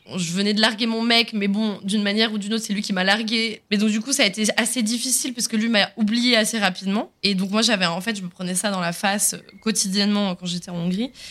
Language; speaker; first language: French; early bilingual, other home language; Swiss German